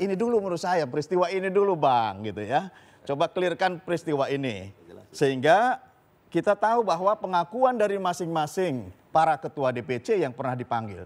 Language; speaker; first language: Indonesian; native; Indonesian